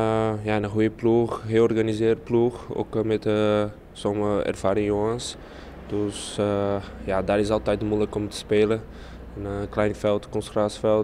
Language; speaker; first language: Dutch; non-native, learner; Portuguese